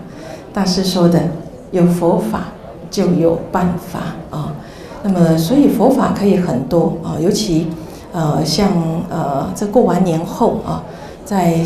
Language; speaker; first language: Chinese; native; Chinese